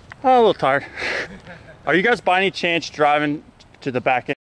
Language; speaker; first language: English; native; English